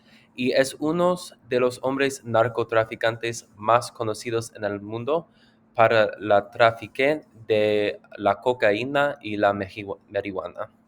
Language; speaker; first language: Spanish; non-native, learner; English